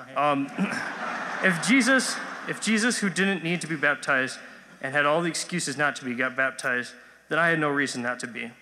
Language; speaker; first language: English; native; English